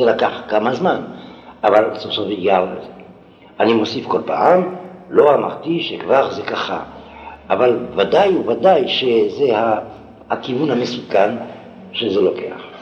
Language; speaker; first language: Hebrew; non-native, fluent; French